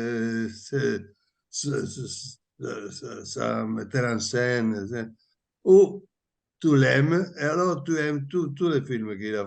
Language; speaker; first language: French; non-native, learner; Italian